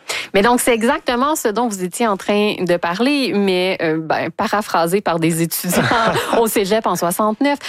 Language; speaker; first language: French; native; French